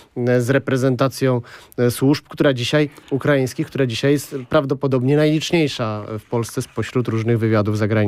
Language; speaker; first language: Polish; native; Polish